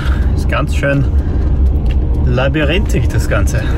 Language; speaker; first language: German; native; German